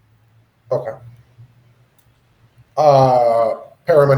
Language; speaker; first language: Spanish; non-native, learner; English